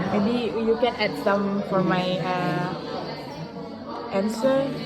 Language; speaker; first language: English; non-native, learner; Indonesian